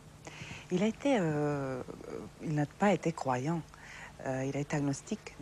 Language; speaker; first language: French; non-native, fluent; Serbian